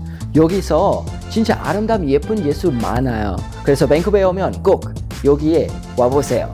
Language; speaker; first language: Korean; non-native, fluent; English